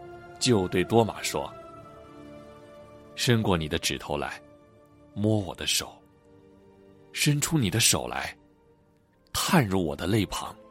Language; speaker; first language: Chinese; native; Chinese